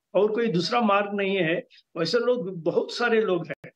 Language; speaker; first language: Hindi; non-native, local second language; Telugu